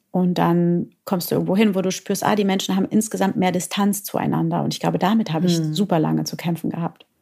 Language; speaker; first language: German; early bilingual, other home language; Portuguese